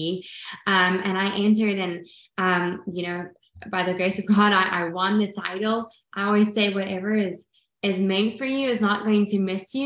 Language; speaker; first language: English; non-native, local second language; Afrikaans